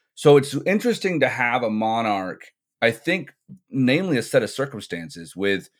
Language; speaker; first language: English; native; English